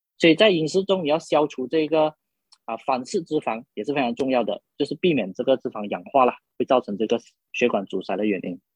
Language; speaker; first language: Chinese; native; Chinese